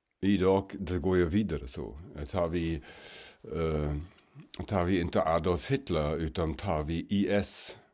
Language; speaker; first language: Swedish; non-native, fluent; German